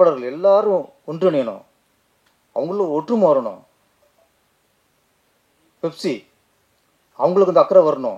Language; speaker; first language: Tamil; native; Tamil